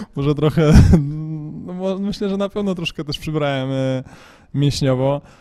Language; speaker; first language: Polish; native; Polish